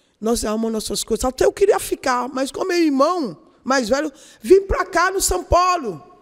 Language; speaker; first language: Portuguese; non-native, learner; Yoruba